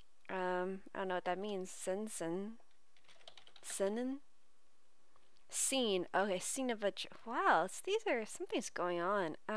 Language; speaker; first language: English; native; English